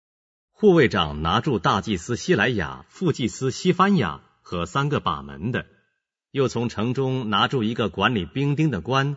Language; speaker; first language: Chinese; native; Chinese